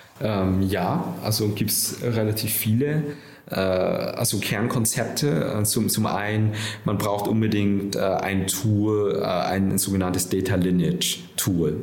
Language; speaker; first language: German; early bilingual, other home language; Vietnamese